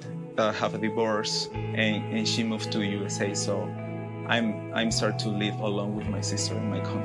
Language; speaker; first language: English; non-native, learner; Spanish